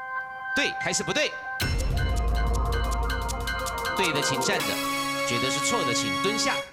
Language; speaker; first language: Chinese; native; Chinese